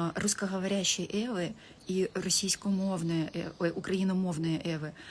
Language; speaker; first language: Ukrainian; non-native, local second language; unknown